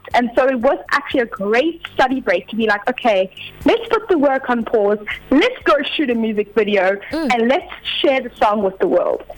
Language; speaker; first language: English; native; English